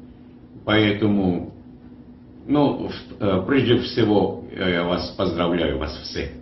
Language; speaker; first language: Russian; non-native, learner; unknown